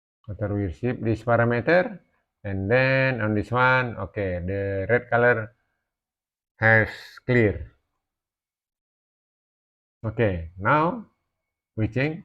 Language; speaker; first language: English; non-native, learner; Indonesian